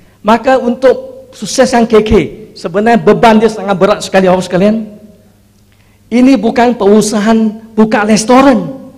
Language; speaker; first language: Indonesian; non-native, fluent; Chinese